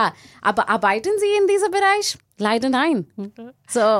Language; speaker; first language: German; non-native, fluent; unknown